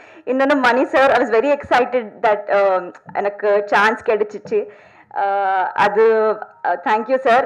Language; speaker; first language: Tamil; non-native, learner; Telugu